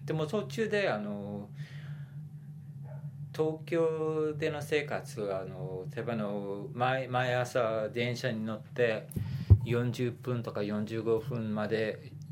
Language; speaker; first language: Japanese; non-native, fluent; English